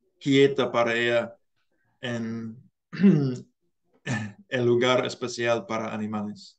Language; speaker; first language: Spanish; non-native, learner; English